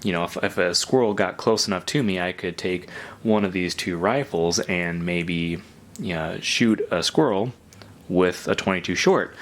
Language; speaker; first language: English; native; English